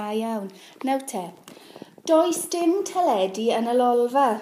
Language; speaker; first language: Welsh; non-native, fluent; English